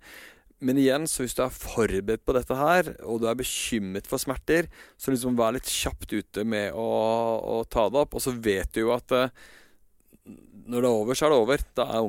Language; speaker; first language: Norwegian; native; Norwegian